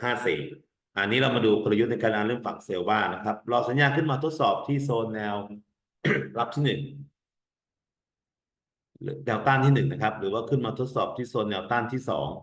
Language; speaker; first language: Thai; native; Thai